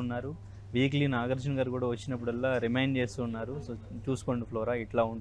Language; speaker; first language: Telugu; native; Telugu